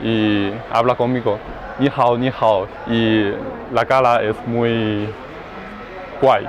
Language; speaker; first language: Spanish; non-native, learner; Chinese